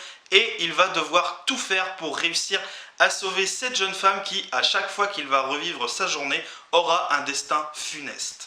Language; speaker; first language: French; native; French